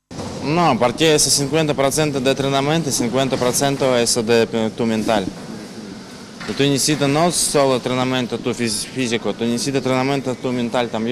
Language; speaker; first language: Spanish; non-native, learner; Russian